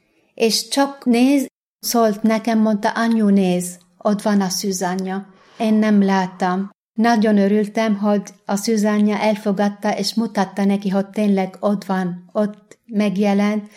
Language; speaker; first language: Hungarian; non-native, learner; Arabic